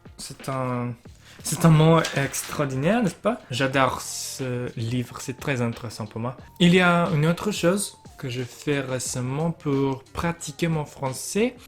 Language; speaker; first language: French; non-native, learner; English